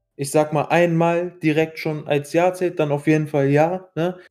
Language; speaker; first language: German; early bilingual, other home language; Arabic